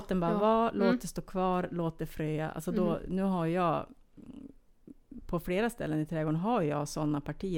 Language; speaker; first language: Swedish; native; Swedish